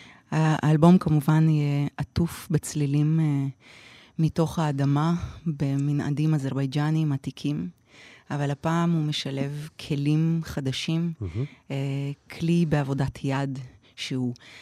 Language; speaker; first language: Hebrew; non-native, fluent; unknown